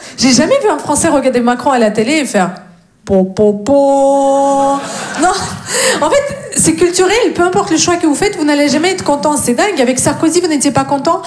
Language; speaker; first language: French; non-native, fluent; Russian